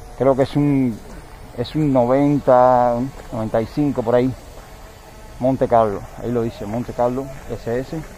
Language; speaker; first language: Spanish; native; Spanish